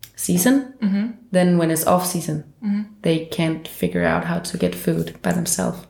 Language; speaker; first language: English; non-native, fluent; Danish